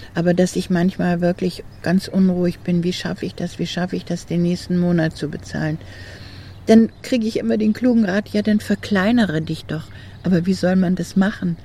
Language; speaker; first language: German; native; German